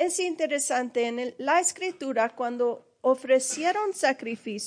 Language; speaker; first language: Spanish; early bilingual, heritage; Spanish